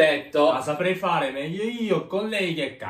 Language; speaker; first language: Italian; native; Italian